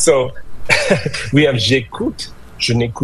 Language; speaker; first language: French; non-native, fluent; English